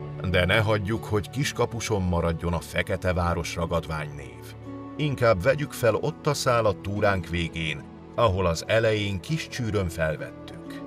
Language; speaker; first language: Hungarian; native; Hungarian